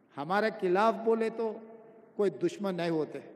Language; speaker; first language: Hindi; non-native, local second language; Telugu